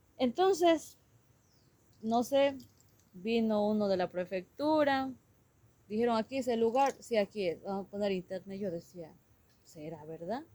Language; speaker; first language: Spanish; non-native, local second language; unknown